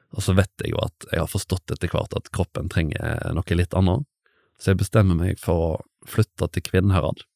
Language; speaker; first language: Norwegian; native; Norwegian